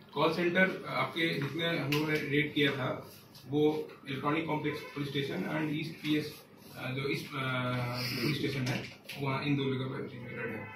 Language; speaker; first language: Hindi; non-native, local second language; Bangla